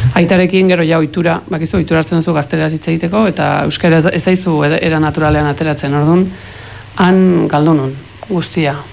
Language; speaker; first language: Basque; early bilingual, heritage; Spanish